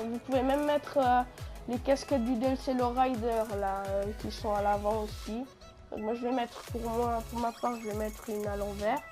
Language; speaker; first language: French; native; French